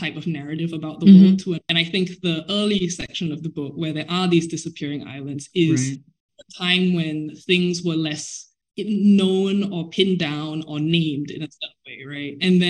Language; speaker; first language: English; native; English